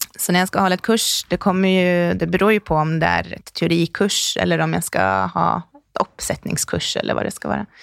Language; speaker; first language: Swedish; native; Swedish